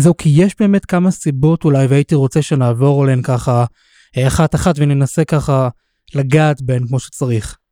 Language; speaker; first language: Hebrew; native; Hebrew